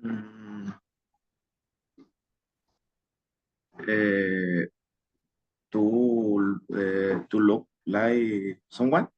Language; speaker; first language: English; non-native, learner; Spanish